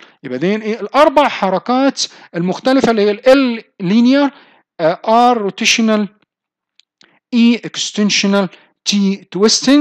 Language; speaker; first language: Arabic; native; Arabic